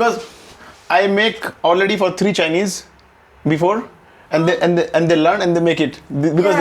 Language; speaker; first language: English; non-native, local second language; Hindi